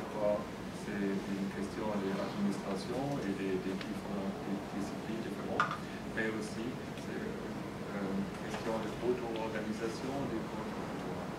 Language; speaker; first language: French; non-native, fluent; German